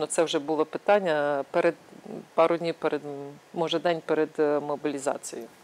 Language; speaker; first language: Ukrainian; native; Ukrainian